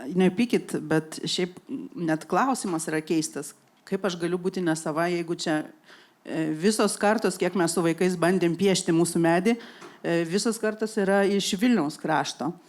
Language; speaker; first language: Lithuanian; non-native, local second language; Polish